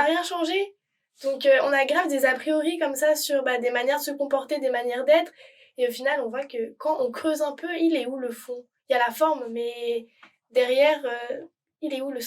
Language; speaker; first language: French; native; French